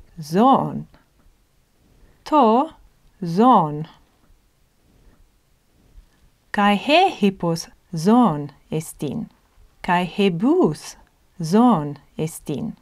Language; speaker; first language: Greek; non-native, fluent; English